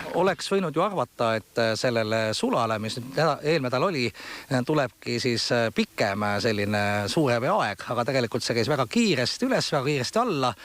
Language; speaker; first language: Estonian; native; Estonian